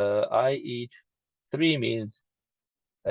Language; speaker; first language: English; non-native, learner; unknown